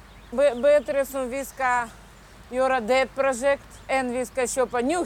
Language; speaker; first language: Swedish; non-native, learner; Russian